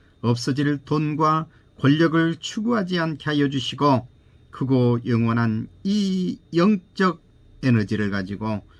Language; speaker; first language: Korean; native; Korean